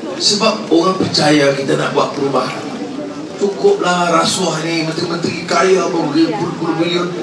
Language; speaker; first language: Malay; native; Malay